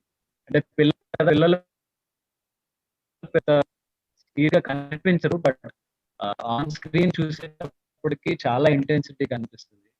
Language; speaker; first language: Telugu; native; Telugu